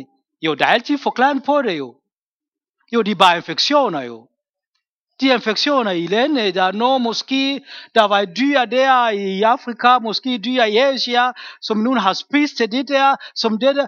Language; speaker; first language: Danish; non-native, fluent; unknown